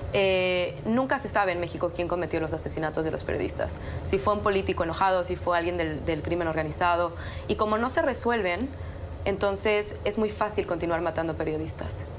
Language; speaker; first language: Spanish; native; Spanish